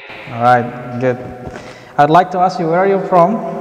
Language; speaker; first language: English; non-native, fluent; Indonesian